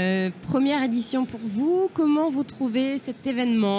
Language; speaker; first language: French; native; French